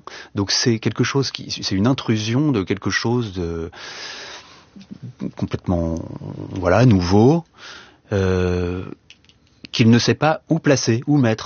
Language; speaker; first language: French; native; French